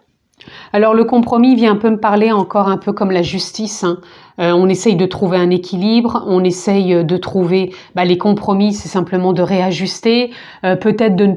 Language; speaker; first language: French; native; French